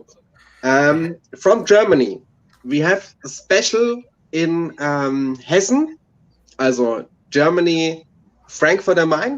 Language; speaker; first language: English; non-native, learner; German